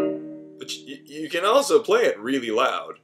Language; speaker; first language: English; native; English